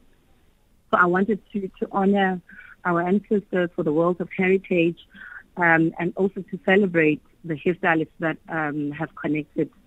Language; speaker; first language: English; non-native, local second language; Xhosa